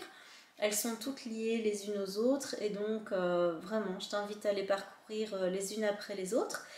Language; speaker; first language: French; native; French